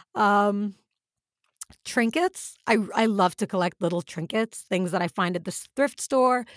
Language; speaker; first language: English; early bilingual, other home language; Arabic